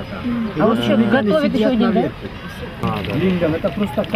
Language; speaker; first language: Russian; non-native, fluent; Hindi